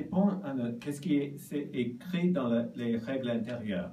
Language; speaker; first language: French; non-native, learner; Japanese